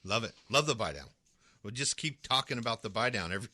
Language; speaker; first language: English; native; English